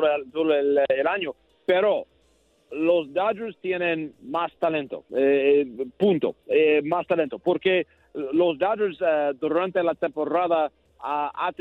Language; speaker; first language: Spanish; non-native, learner; English